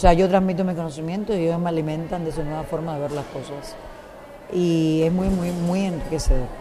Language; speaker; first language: Spanish; native; Spanish